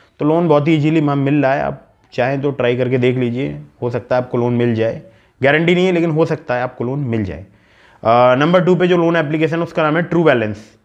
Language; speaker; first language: Hindi; native; Hindi